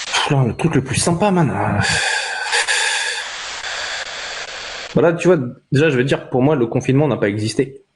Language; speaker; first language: French; native; French